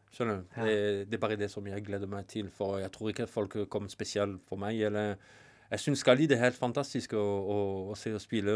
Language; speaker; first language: Norwegian; non-native, fluent; French